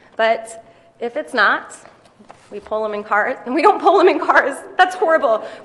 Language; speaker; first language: English; native; English